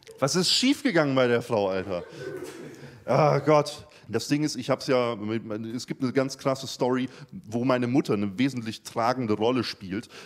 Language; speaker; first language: German; early bilingual, other home language; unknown